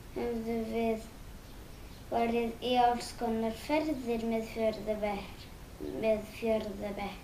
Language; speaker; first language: Icelandic; early bilingual, other home language; Russian